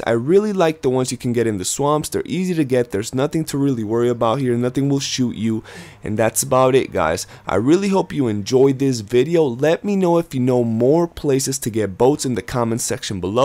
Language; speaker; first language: English; native; English